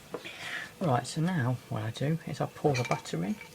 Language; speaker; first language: English; native; English